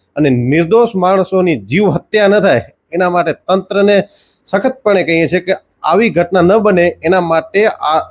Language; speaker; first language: Gujarati; native; Gujarati